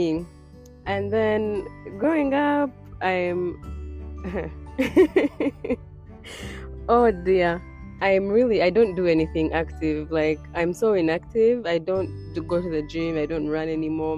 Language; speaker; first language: English; non-native, local second language; Ganda